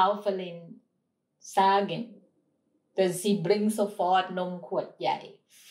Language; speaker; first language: German; non-native, learner; Thai